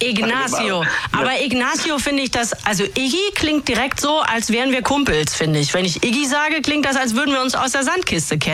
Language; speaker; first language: German; native; German